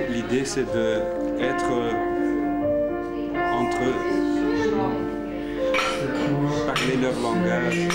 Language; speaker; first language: French; non-native, local second language; Dutch